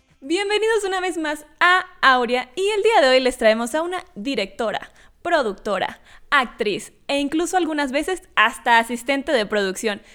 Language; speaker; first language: Spanish; native; Spanish